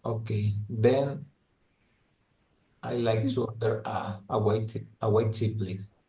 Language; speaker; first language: English; non-native, learner; Spanish